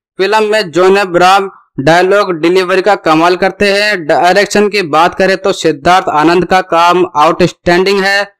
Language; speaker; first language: Hindi; native; Hindi